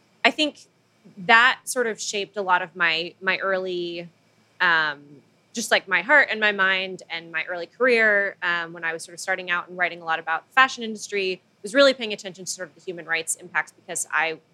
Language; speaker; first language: English; non-native, local second language; Filipino